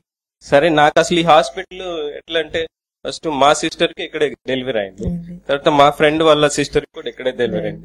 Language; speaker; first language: Telugu; native; Telugu